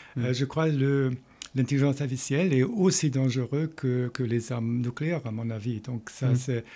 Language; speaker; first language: French; non-native, fluent; German